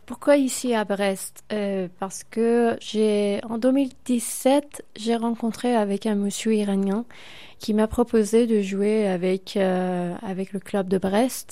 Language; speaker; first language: French; non-native, fluent; Persian